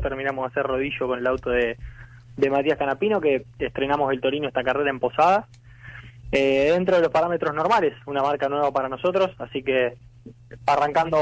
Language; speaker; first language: Spanish; native; Spanish